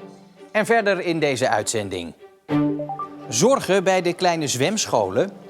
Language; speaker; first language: Dutch; native; Dutch